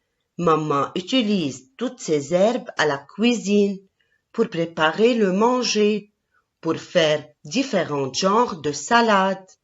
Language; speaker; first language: French; non-native, local second language; Arabic